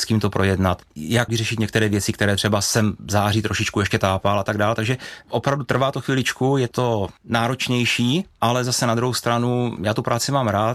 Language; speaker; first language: Czech; native; Czech